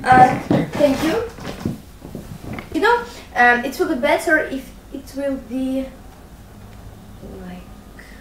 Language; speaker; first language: English; non-native, learner; Russian